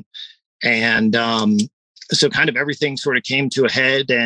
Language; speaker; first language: English; native; English